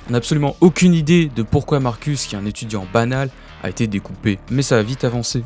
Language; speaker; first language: French; native; French